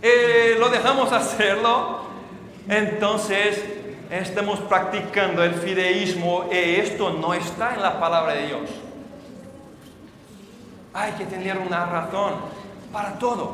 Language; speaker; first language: Spanish; non-native, fluent; Portuguese